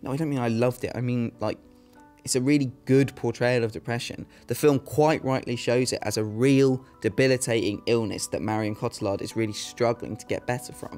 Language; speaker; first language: English; native; English